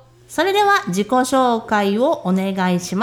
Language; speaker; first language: Japanese; native; Japanese